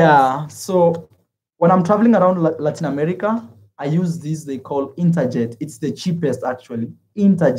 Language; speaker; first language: English; non-native, fluent; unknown